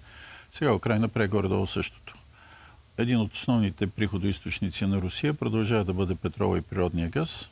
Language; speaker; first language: Bulgarian; native; Bulgarian